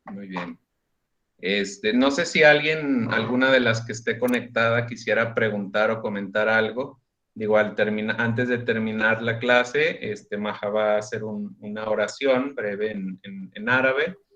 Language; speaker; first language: Spanish; native; Spanish